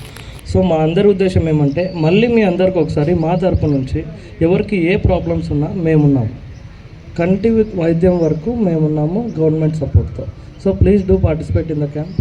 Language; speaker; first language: Telugu; native; Telugu